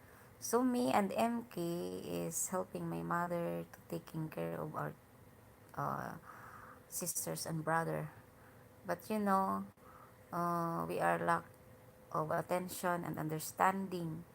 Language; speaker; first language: English; non-native, learner; Hiligaynon